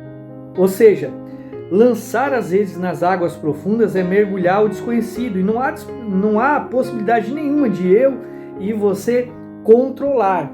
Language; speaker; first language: Portuguese; native; Portuguese